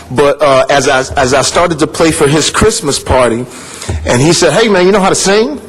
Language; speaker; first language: English; native; English